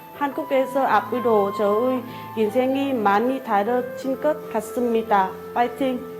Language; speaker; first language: Korean; non-native, learner; Vietnamese